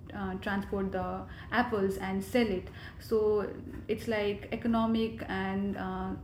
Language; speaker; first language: English; non-native, local second language; Nepali